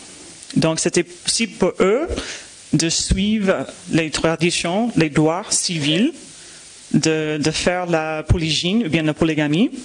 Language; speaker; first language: French; non-native, fluent; English